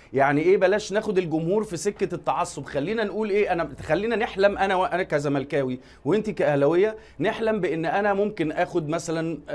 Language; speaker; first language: Arabic; native; Arabic